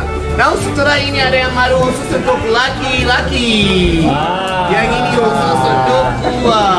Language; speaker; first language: Indonesian; non-native, fluent; Turkish